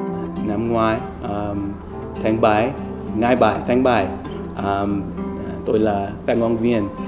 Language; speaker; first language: Vietnamese; non-native, learner; English